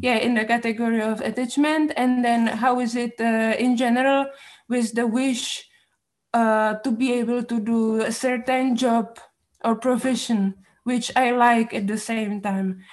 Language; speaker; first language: English; non-native, fluent; Czech